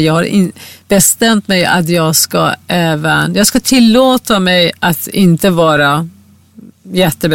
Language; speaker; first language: Swedish; non-native, fluent; Persian